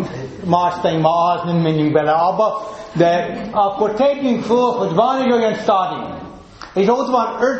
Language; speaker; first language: Hungarian; non-native, fluent; English